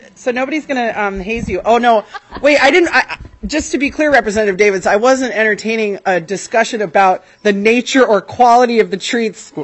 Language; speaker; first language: English; native; English